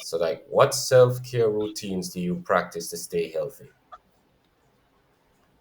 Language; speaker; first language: English; native; English